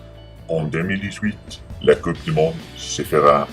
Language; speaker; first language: French; non-native, learner; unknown